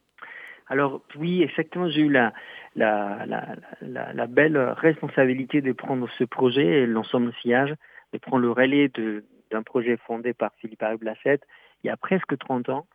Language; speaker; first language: French; non-native, fluent; Spanish